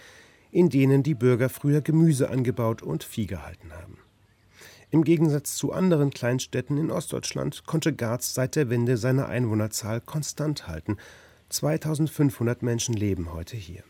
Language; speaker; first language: German; native; German